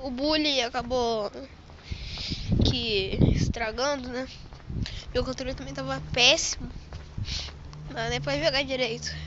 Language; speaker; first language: Portuguese; native; Portuguese